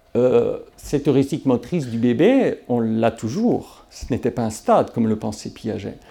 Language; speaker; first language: French; native; French